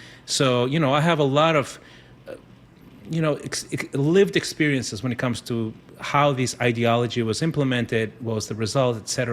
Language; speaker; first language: English; non-native, fluent; Spanish